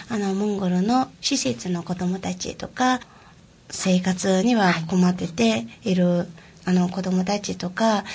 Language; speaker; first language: Japanese; non-native, fluent; Mongolian